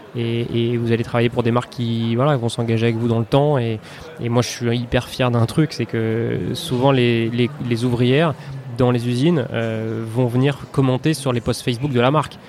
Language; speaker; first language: French; native; French